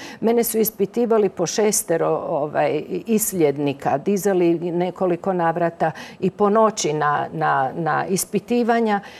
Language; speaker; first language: Croatian; native; Croatian